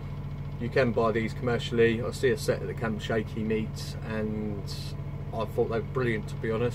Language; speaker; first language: English; native; English